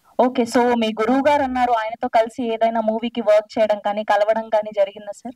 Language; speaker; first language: Telugu; native; Telugu